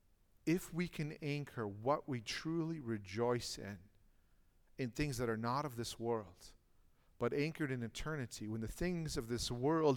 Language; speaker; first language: English; native; English